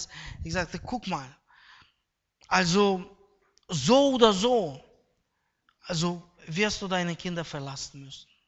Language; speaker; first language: German; non-native, fluent; Russian